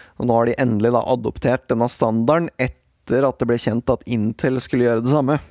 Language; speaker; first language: Norwegian; native; Norwegian